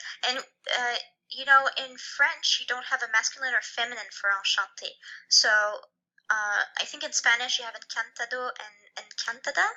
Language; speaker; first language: English; non-native, fluent; French